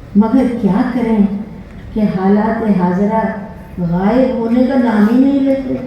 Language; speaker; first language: Urdu; native; Urdu